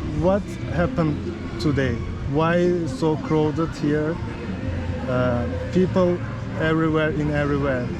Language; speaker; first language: English; non-native, learner; Turkish